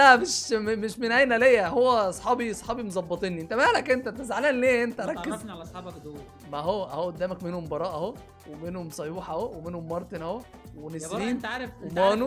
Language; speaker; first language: Arabic; native; Arabic